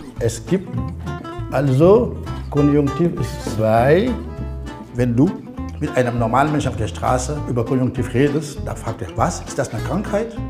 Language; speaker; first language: German; non-native, fluent; Wolof